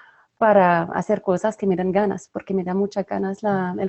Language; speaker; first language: Spanish; non-native, fluent; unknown